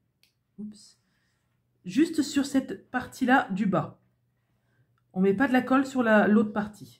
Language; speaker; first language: French; native; French